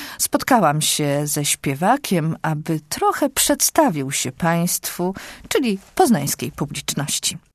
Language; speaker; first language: Polish; native; Polish